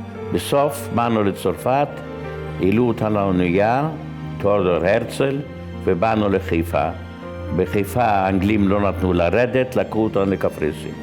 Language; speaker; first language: Hebrew; non-native, fluent; Yiddish